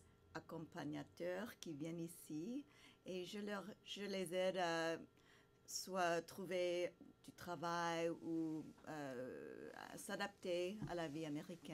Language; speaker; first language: French; non-native, fluent; English